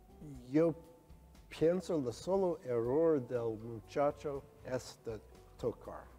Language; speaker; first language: Spanish; non-native, learner; English